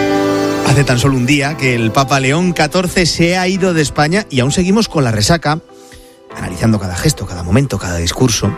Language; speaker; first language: Spanish; native; Spanish